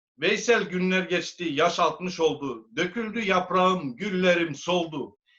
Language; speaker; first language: Turkish; native; Turkish